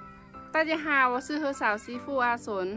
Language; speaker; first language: Chinese; non-native, learner; Lao